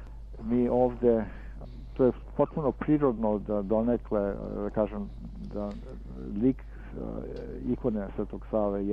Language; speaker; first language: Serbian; early bilingual, heritage; Serbian